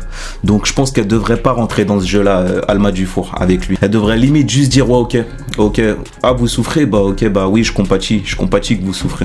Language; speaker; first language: French; native; French